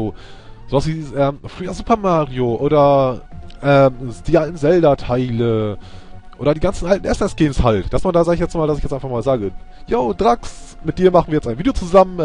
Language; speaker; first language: German; native; German